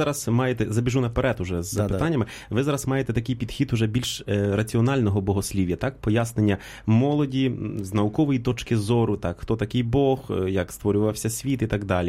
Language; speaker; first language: Ukrainian; native; Ukrainian